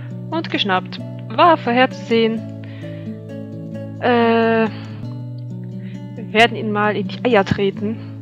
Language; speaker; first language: German; native; German